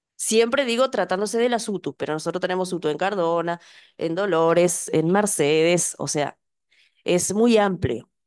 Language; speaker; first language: Spanish; native; Spanish